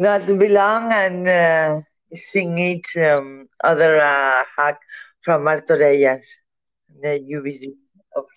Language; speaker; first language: English; non-native, learner; Catalan